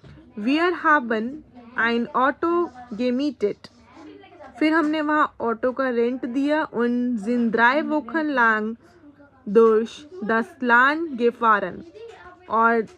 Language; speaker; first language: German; non-native, learner; Hindi